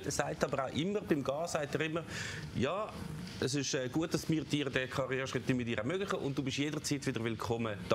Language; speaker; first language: German; native; German